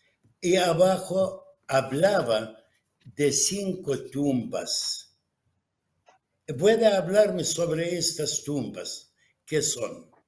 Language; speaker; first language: Spanish; non-native, fluent; Arabic